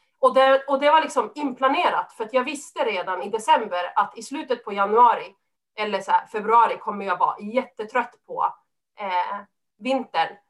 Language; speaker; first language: Swedish; early bilingual, other home language; Serbian